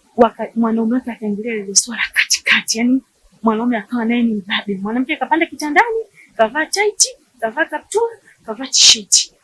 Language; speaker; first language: Swahili; native; Swahili